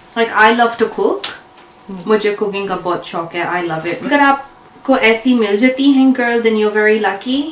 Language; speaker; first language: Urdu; early bilingual, heritage; Urdu